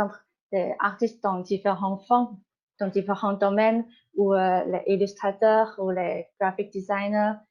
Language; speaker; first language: French; non-native, fluent; Chinese